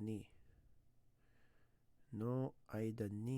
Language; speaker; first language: Japanese; non-native, learner; English